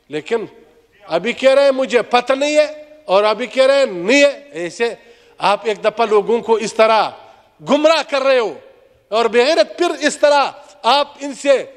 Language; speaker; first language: Urdu; non-native, local second language; Pashto